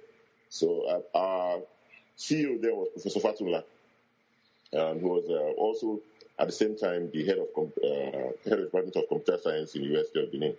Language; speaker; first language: English; non-native, local second language; Bini